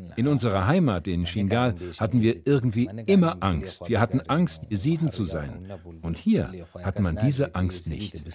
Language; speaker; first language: German; non-native, fluent; Kurdish